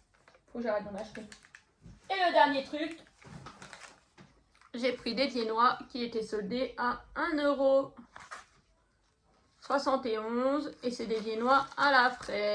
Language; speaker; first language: French; native; French